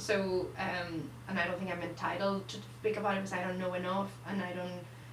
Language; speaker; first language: English; non-native, fluent; Spanish